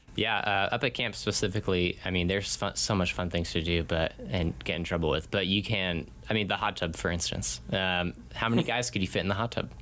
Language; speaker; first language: English; native; English